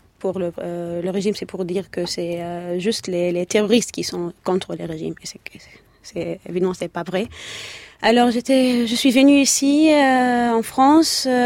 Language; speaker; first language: French; non-native, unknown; Arabic